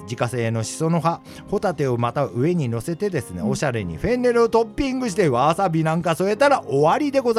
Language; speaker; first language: Japanese; native; Japanese